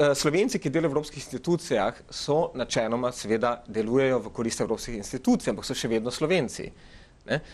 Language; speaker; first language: Slovenian; early bilingual, other home language; Macedonian